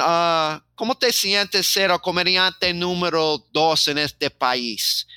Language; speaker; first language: Spanish; non-native, fluent; English